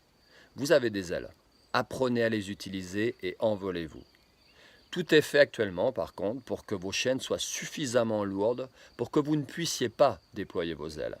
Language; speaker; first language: French; native; French